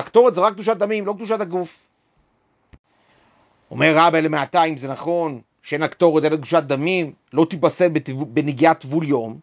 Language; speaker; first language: Hebrew; native; Hebrew